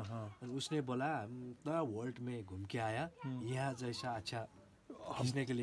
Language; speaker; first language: Hindi; non-native, local second language; Nepali